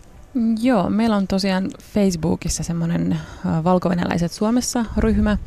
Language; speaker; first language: Finnish; early bilingual, other home language; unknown